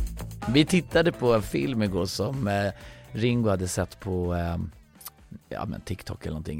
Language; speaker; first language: Swedish; native; Swedish